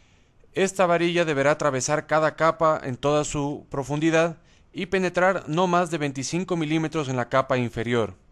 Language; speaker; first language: Spanish; native; Spanish